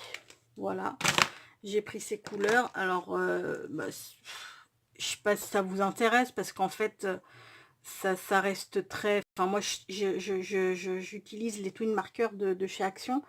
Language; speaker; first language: French; native; French